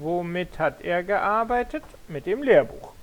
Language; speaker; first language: German; non-native, learner; Spanish